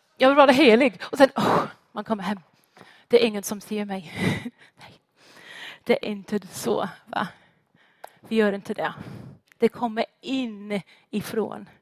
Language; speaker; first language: Swedish; non-native, fluent; English